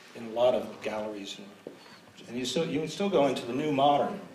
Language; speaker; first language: English; native; English